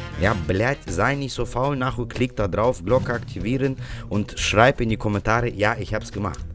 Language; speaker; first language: German; early bilingual, other home language; Russian